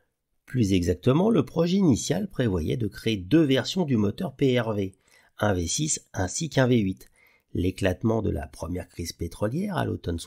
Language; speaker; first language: French; native; French